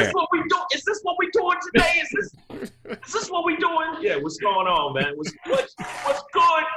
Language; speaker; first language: English; native; English